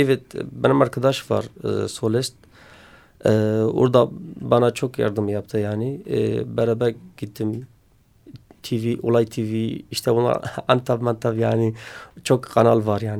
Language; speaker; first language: Turkish; non-native, learner; Kurdish